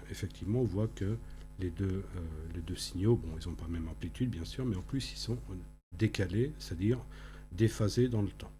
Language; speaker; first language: French; native; French